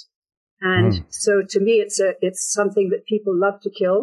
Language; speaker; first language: English; native; English